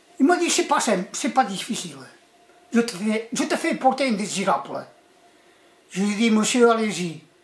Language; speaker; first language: French; early bilingual, other home language; Catalan